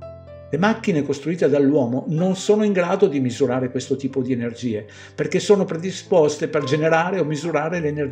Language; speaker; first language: Italian; native; Italian